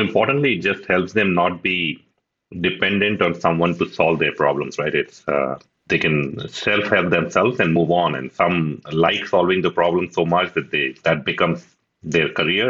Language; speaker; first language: English; non-native, local second language; Hindi